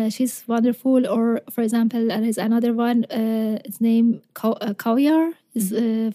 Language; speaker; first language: English; non-native, fluent; Persian